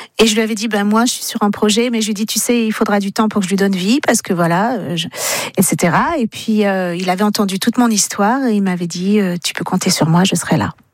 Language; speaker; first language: French; native; French